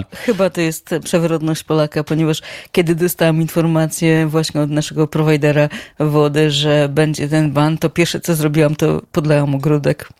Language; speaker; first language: Polish; native; Polish